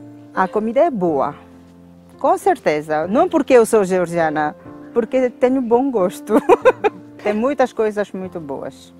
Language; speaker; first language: Portuguese; non-native, fluent; Georgian